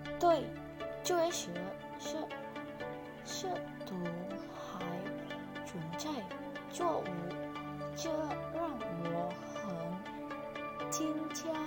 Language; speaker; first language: Chinese; non-native, learner; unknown